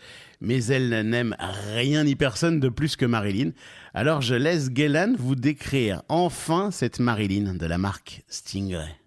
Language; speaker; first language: French; native; French